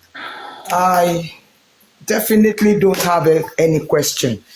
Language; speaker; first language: English; non-native, local second language; Yoruba